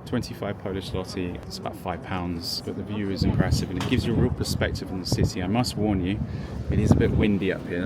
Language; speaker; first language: English; native; English